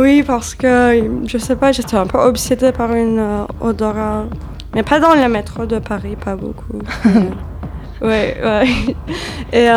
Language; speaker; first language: French; non-native, fluent; Turkish